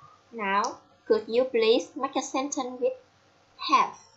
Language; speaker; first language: English; non-native, fluent; Vietnamese